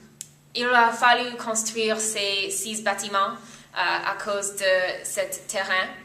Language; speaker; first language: French; non-native, fluent; English